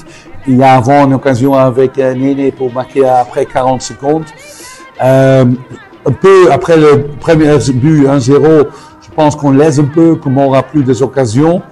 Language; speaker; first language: French; non-native, fluent; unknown